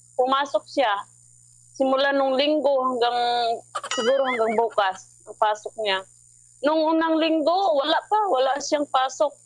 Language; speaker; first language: Filipino; non-native, local second language; Cebuano